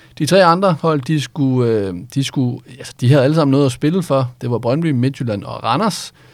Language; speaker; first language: Danish; native; Danish